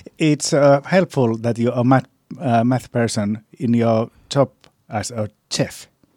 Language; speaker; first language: English; non-native, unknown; Finnish